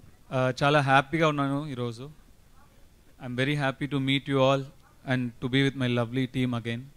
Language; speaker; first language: Telugu; non-native, learner; Tamil